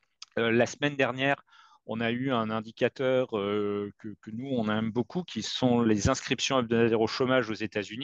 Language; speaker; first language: French; native; French